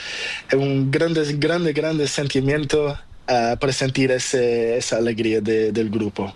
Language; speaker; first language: Spanish; non-native, learner; Portuguese